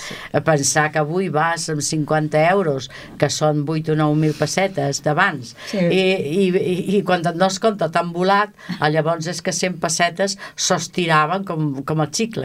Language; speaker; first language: Catalan; native; Catalan